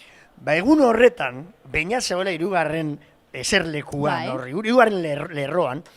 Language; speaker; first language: Basque; native; Basque